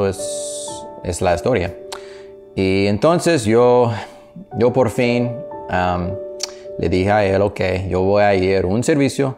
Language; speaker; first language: Spanish; non-native, learner; English